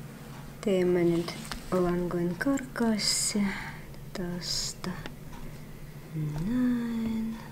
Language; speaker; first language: Finnish; non-native, fluent; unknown